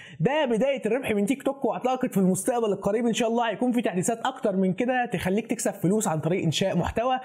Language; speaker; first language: Arabic; native; Arabic